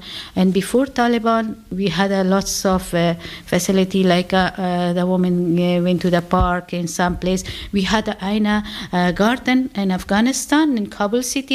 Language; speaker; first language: English; non-native, learner; Persian